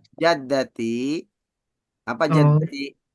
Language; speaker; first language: Arabic; non-native, fluent; Indonesian